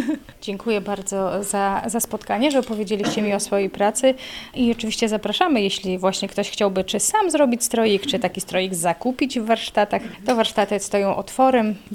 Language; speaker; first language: Polish; native; Polish